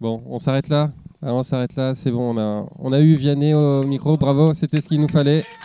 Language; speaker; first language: French; native; French